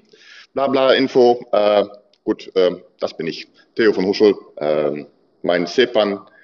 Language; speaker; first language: German; non-native, learner; Dutch